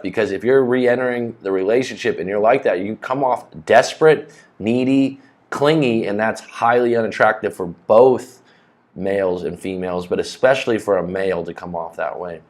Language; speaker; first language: English; native; English